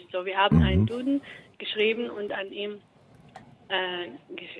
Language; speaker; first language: German; non-native, learner; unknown